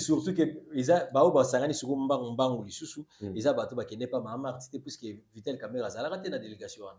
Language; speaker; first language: French; non-native, local second language; Lingala